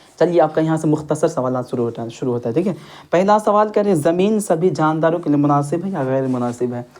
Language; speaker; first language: Urdu; native; Urdu